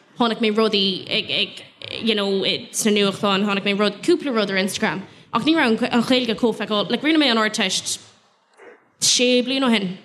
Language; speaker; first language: Irish; non-native, local second language; English